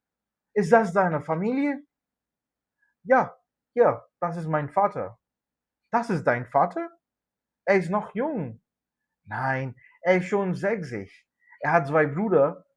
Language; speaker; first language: German; non-native, fluent; Malayalam